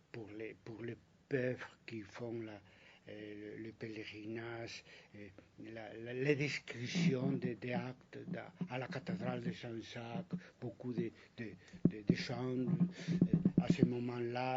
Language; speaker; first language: French; non-native, fluent; Spanish